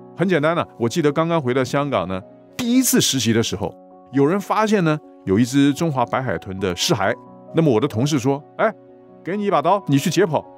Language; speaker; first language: Chinese; non-native, local second language; Cantonese